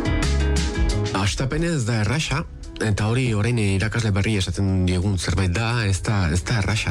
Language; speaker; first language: Basque; native; Basque